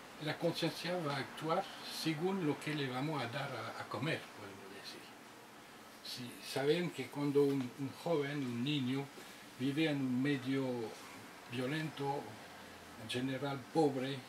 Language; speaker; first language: Spanish; non-native, fluent; French